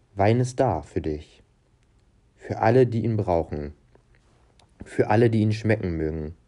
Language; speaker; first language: German; non-native, fluent; Portuguese